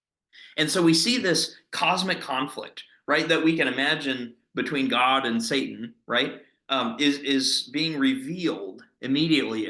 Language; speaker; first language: English; native; English